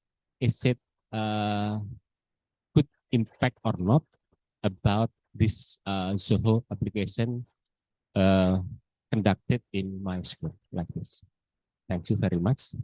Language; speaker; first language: English; non-native, learner; Indonesian